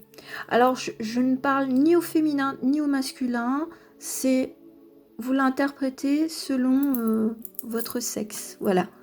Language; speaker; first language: French; native; French